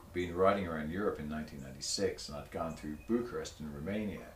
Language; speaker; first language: English; native; English